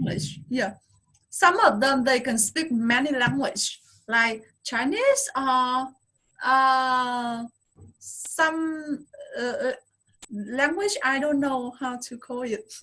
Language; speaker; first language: English; non-native, fluent; Vietnamese